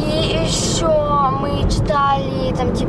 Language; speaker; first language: Russian; early bilingual, heritage; Russian